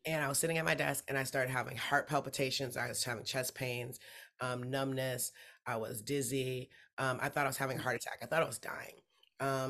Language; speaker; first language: English; native; English